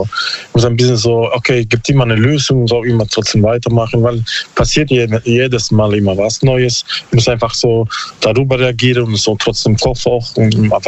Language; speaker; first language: German; non-native, learner; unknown